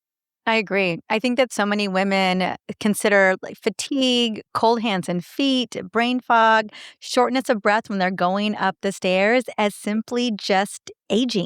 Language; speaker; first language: English; native; English